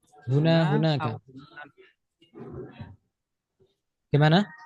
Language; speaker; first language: Indonesian; native; Indonesian